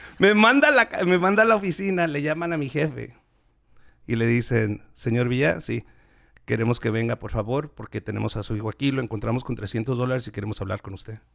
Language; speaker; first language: Spanish; native; Spanish